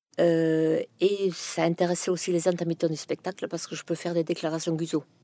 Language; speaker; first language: French; non-native, fluent; German